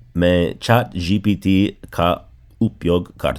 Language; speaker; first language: Hindi; non-native, learner; English